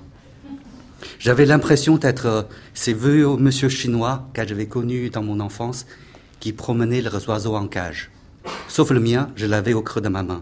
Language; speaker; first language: French; non-native, fluent; Chinese